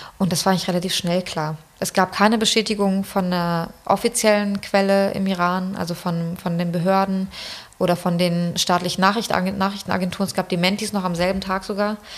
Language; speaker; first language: German; early bilingual, other home language; Persian